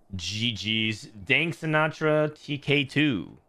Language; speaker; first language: English; native; English